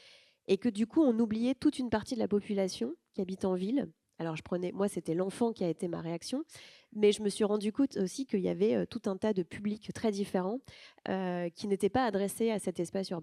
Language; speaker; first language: French; native; French